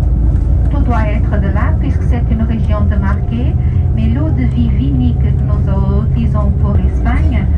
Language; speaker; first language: French; non-native, fluent; Portuguese